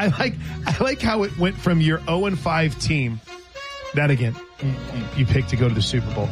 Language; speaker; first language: English; native; English